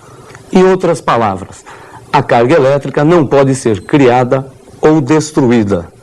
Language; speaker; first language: Portuguese; native; Portuguese